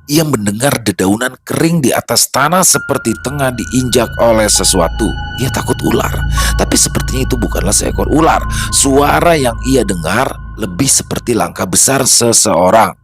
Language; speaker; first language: Indonesian; native; Indonesian